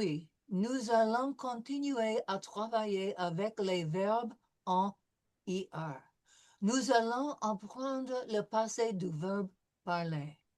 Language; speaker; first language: French; non-native, fluent; English